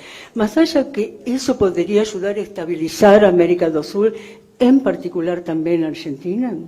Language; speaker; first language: Portuguese; non-native, fluent; Spanish